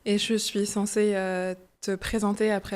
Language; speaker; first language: French; early bilingual, other home language; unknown